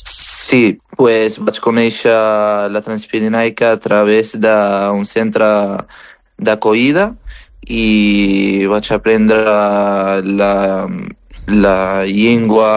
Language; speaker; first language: Catalan; non-native, fluent; Arabic